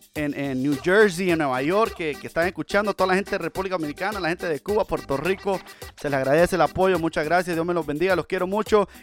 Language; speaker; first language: Spanish; early bilingual, heritage; Spanish